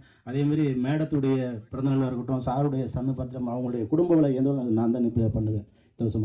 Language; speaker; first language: Tamil; native; Tamil